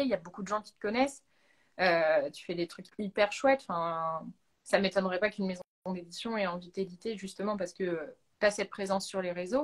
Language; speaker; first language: French; native; French